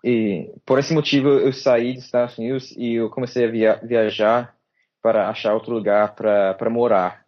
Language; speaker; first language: Portuguese; non-native, fluent; English